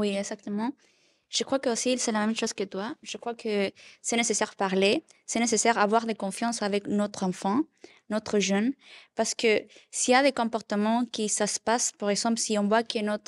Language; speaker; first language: French; non-native, learner; Spanish